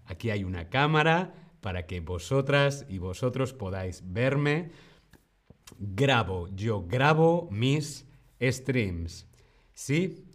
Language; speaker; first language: Spanish; non-native, fluent; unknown